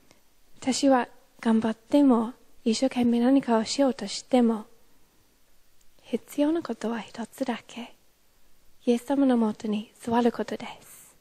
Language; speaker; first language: Japanese; non-native, fluent; English